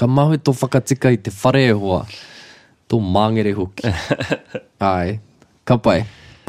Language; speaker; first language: Māori; non-native, local second language; English